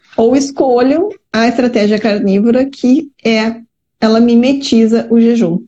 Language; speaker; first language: Portuguese; native; Portuguese